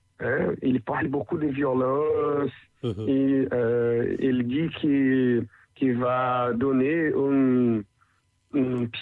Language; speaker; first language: French; non-native, learner; Portuguese